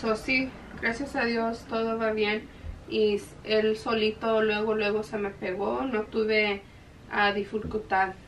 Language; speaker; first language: Spanish; early bilingual, heritage; Spanish